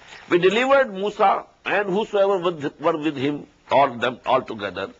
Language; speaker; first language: English; non-native, local second language; Urdu